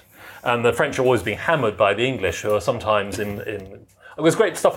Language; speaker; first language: English; native; English